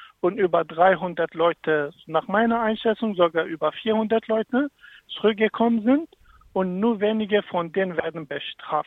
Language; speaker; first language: German; non-native, fluent; Kurdish